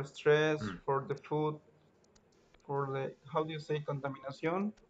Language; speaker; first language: English; non-native, learner; Spanish